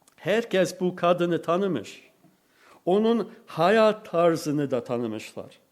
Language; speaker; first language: Turkish; non-native, fluent; English